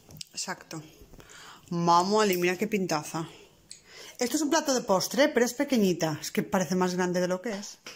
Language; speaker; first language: Spanish; native; Spanish